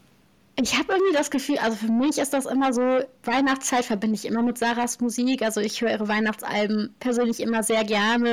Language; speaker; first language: German; native; German